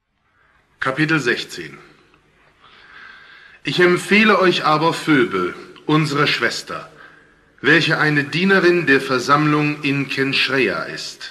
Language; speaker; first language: German; native; German